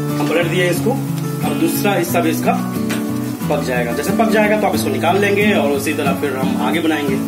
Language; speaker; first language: Hindi; native; Hindi